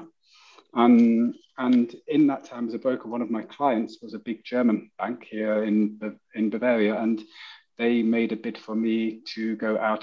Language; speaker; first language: English; native; English